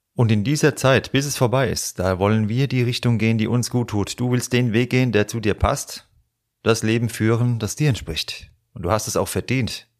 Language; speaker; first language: German; native; German